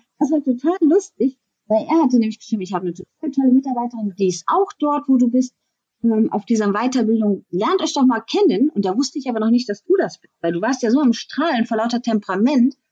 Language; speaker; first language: German; native; German